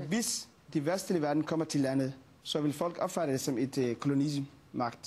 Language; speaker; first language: Danish; non-native, fluent; Somali